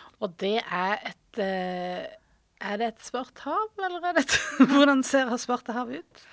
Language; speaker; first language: Norwegian; native; Norwegian